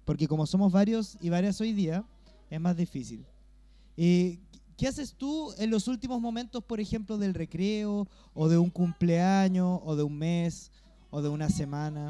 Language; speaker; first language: Spanish; native; Spanish